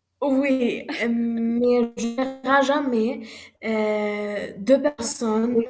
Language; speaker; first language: French; non-native, learner; Arabic